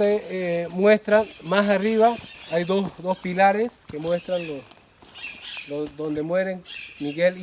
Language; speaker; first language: Spanish; native; Spanish